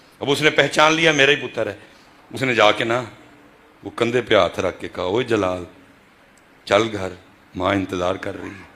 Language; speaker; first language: Urdu; non-native, local second language; Punjabi